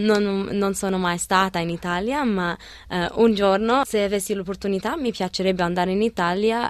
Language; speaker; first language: Italian; non-native, learner; Arabic